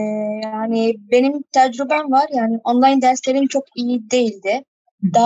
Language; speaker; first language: Turkish; early bilingual, other home language; Arabic